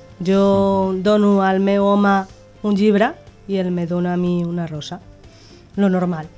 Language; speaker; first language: Catalan; non-native, local second language; Spanish